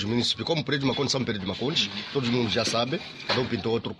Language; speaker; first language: Portuguese; non-native, local second language; Makhuwa